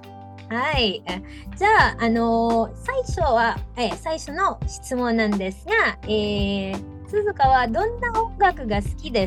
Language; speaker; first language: Japanese; non-native, fluent; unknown